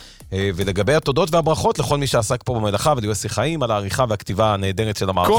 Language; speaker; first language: Hebrew; native; Hebrew